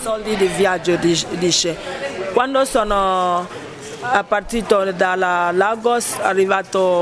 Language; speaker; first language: Italian; non-native, fluent; Ibibio